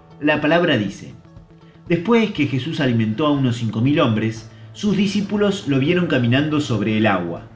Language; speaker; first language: Spanish; native; Spanish